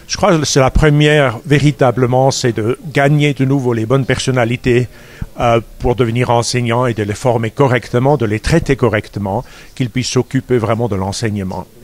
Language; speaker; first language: French; native; French